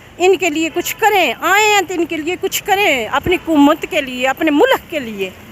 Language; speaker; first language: Urdu; non-native, local second language; Punjabi